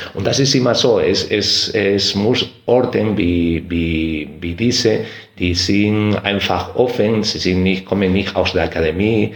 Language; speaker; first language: German; non-native, fluent; Spanish